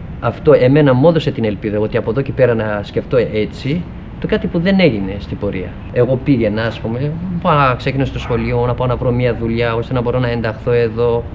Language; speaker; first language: Greek; non-native, fluent; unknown